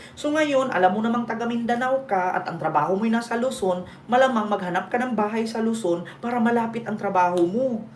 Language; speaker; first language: Filipino; non-native, local second language; Cebuano